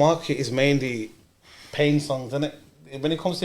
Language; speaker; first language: English; native; English